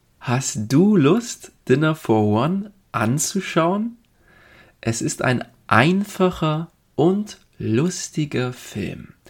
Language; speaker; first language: German; native; German